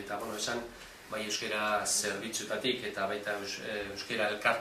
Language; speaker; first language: Basque; native; Basque